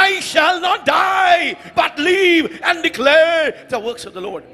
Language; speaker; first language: English; non-native, local second language; Malayalam